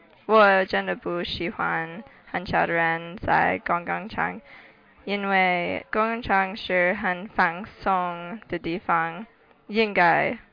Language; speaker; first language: Chinese; non-native, learner; English